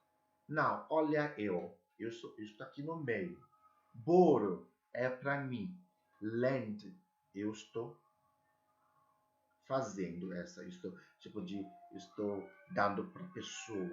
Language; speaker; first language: Portuguese; non-native, learner; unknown